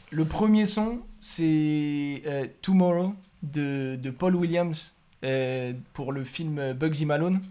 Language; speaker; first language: French; native; French